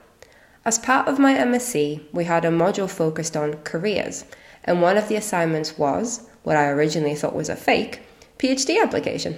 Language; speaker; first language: English; non-native, fluent; Italian